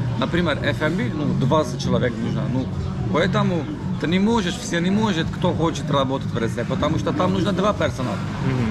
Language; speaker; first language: Russian; non-native, learner; Turkish